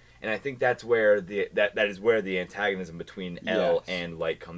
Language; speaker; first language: English; native; English